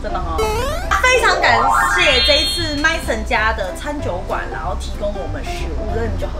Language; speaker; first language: Chinese; native; Chinese